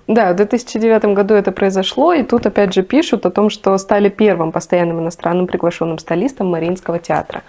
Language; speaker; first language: Russian; native; Russian